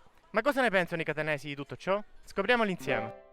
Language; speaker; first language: Italian; native; Italian